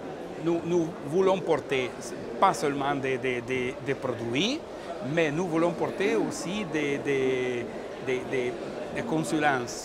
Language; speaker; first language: French; non-native, learner; Italian